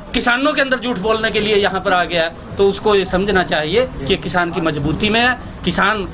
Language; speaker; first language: Hindi; native; Hindi